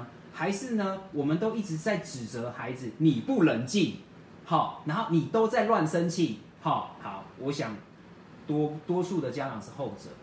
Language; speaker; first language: Chinese; native; Chinese